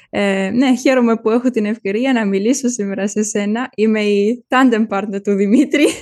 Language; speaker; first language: Greek; early bilingual, heritage; German